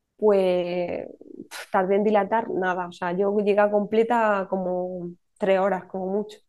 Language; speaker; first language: Spanish; native; Spanish